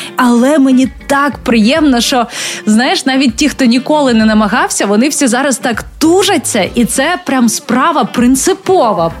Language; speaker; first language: Ukrainian; non-native, local second language; Russian